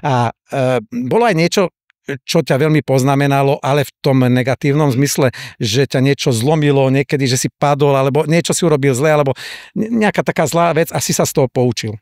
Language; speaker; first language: Slovak; native; Slovak